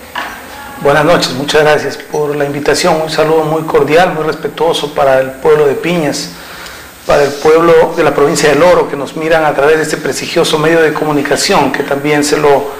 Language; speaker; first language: Spanish; native; Spanish